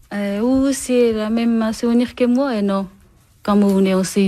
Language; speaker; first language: French; non-native, learner; Persian